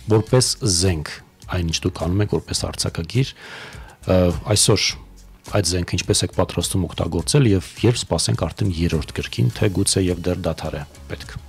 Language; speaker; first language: Armenian; native; Armenian